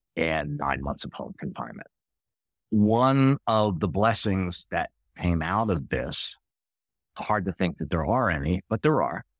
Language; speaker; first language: English; native; English